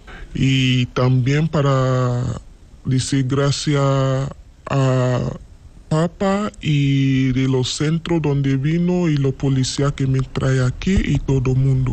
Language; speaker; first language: Spanish; non-native, learner; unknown